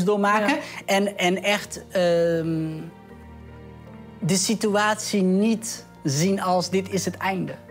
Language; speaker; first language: Dutch; early bilingual, other home language; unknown